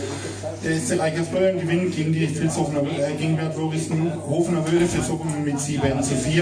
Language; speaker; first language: German; native; German